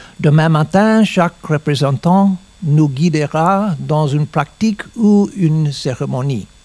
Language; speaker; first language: French; non-native, learner; English